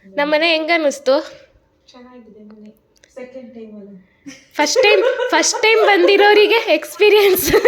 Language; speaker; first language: Kannada; non-native, local second language; Marathi